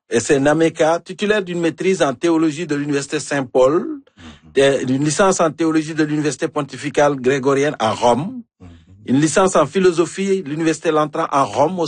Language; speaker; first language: French; native; French